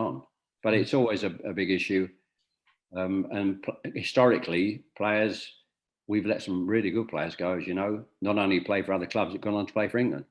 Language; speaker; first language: English; native; English